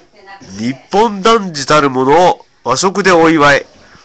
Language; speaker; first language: Japanese; native; Japanese